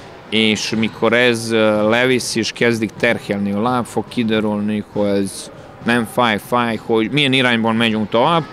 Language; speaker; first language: Hungarian; non-native, learner; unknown